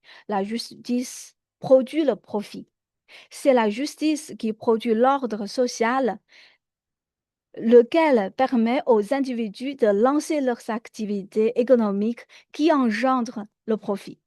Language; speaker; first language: French; non-native, fluent; Chinese